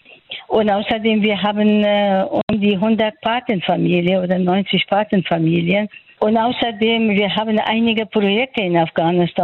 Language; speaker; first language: German; non-native, fluent; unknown